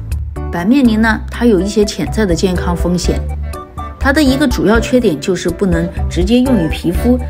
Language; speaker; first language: Chinese; native; Chinese